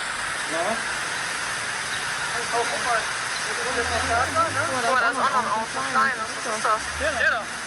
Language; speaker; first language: German; native; German